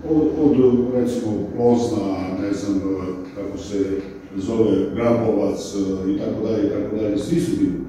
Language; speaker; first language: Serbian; early bilingual, heritage; Serbian